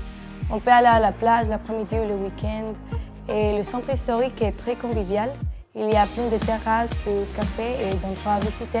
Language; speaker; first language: French; non-native, fluent; Spanish